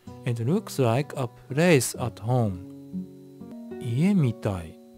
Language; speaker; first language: English; non-native, fluent; Japanese